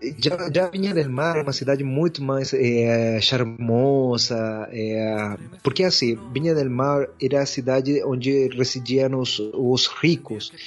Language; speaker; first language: Portuguese; non-native, fluent; Spanish